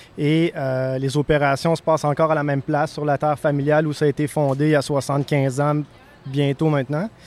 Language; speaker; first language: French; native; French